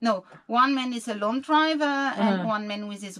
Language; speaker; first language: English; non-native, learner; French